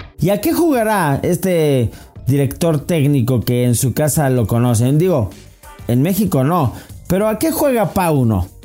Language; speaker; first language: Spanish; native; Spanish